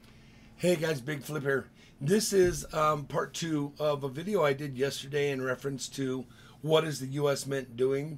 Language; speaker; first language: English; native; English